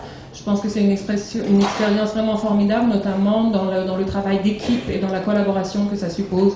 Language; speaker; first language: French; native; French